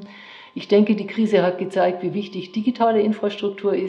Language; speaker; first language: German; native; German